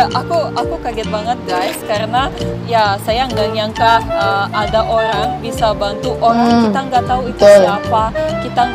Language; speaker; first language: Indonesian; non-native, fluent; Russian